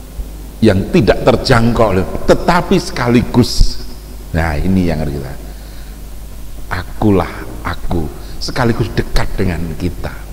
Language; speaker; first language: Indonesian; native; Indonesian